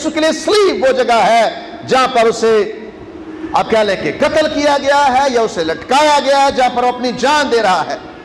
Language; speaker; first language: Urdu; non-native, local second language; Punjabi